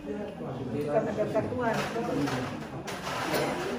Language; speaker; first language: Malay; non-native, local second language; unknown